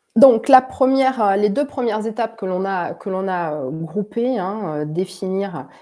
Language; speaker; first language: French; native; French